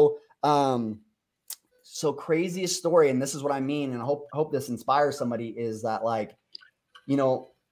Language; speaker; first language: English; native; English